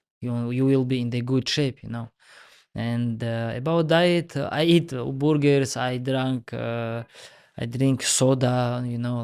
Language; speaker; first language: English; non-native, learner; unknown